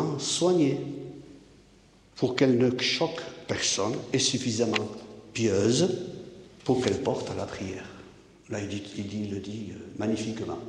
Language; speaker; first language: French; native; French